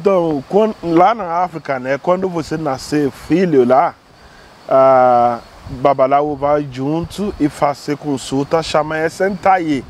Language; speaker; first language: Portuguese; non-native, learner; Yoruba